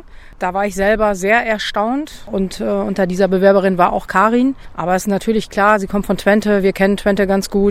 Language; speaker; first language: German; native; German